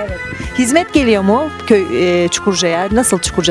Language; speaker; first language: Turkish; native; Turkish